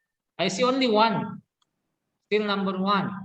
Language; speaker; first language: English; non-native, learner; Indonesian